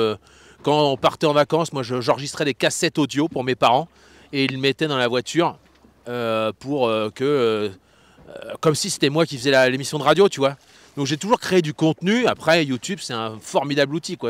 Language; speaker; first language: French; native; French